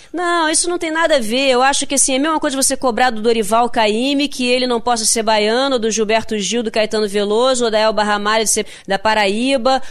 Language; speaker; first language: Portuguese; native; Portuguese